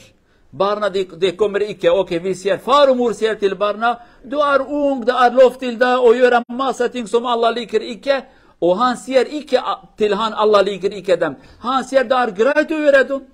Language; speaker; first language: Swedish; non-native, learner; Kurdish